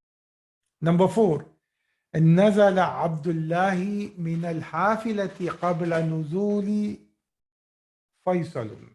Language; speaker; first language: Arabic; non-native, fluent; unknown